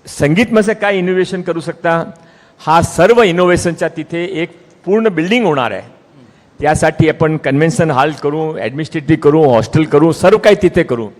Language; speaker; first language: Marathi; non-native, local second language; Hindi